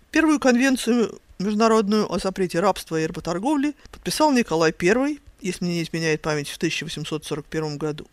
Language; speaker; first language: Russian; native; Russian